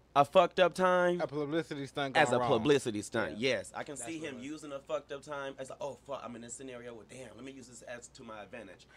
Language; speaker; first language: English; native; English